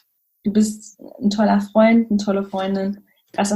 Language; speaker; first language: German; native; German